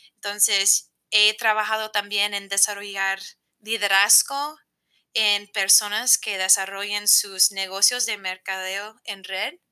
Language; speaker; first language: Spanish; non-native, fluent; English